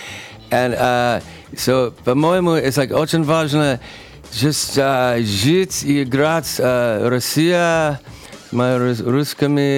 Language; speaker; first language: Russian; non-native, learner; English